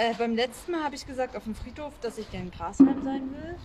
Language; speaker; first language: German; native; German